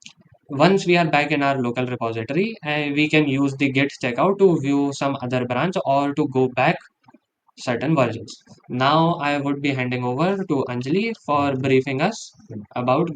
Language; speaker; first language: English; non-native, local second language; Hindi